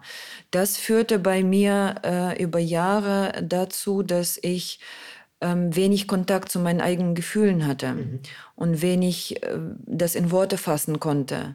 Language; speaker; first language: German; non-native, fluent; Russian